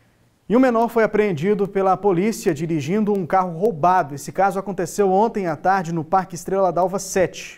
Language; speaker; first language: Portuguese; native; Portuguese